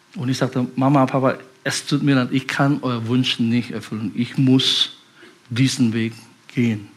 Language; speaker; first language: German; non-native, fluent; Indonesian